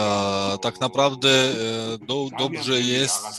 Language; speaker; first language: Polish; non-native, fluent; Georgian